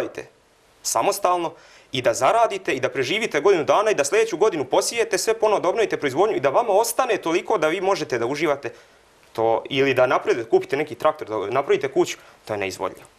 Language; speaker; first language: Croatian; native; Croatian